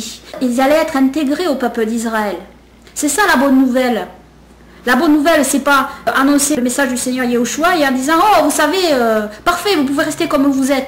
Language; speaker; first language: French; native; French